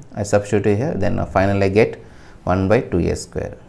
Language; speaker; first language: English; non-native, local second language; Telugu